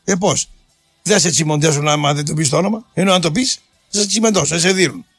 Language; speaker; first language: Greek; native; Greek